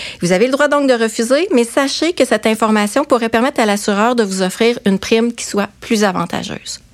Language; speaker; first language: French; native; French